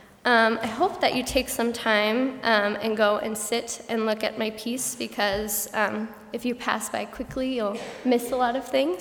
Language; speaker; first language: English; native; English